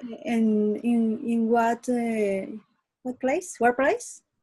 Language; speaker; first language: English; non-native, learner; Spanish